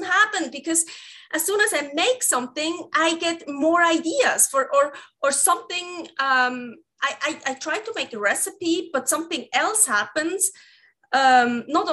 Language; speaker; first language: English; non-native, fluent; Swiss German